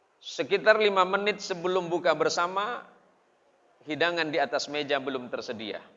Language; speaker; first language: Indonesian; non-native, local second language; Madurese